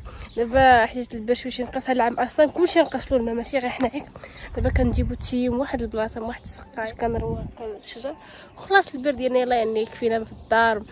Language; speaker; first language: Arabic; native; Arabic